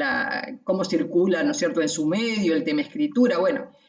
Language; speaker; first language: Spanish; native; Spanish